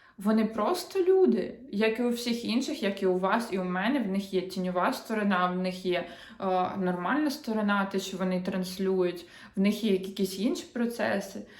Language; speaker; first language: Ukrainian; non-native, local second language; Russian